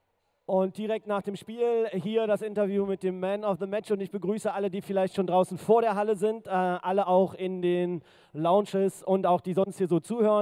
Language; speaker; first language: German; native; German